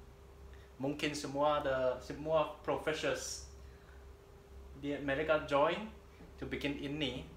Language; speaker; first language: Indonesian; non-native, learner; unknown